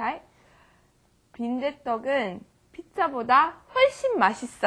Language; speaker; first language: Korean; non-native, learner; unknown